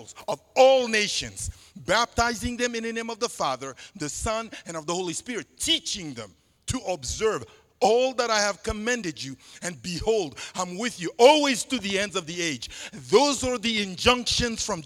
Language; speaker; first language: English; non-native, fluent; Sango